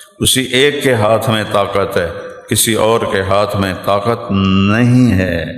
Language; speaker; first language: Urdu; non-native, local second language; Punjabi